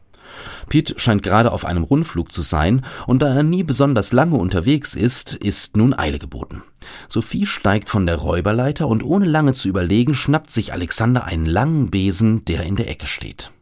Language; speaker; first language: German; native; German